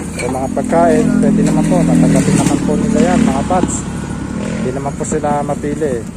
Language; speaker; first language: Filipino; native; Filipino